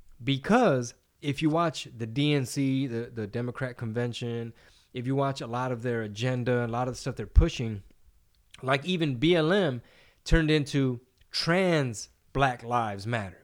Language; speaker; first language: English; early bilingual, other home language; Spanish